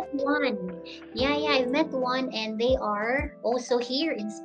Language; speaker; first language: English; non-native, local second language; Filipino